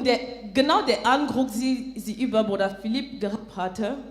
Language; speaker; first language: German; non-native, fluent; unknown